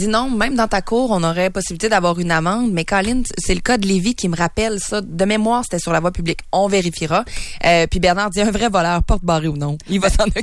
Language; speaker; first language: French; native; French